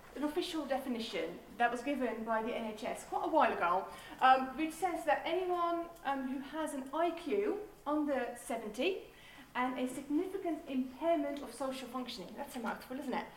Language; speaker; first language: English; non-native, fluent; Dutch